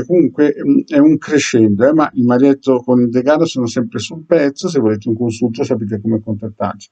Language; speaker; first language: Italian; native; Italian